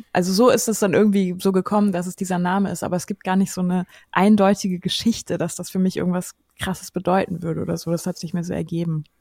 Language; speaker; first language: German; native; German